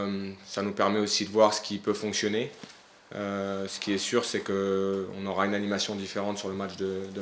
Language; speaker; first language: French; native; French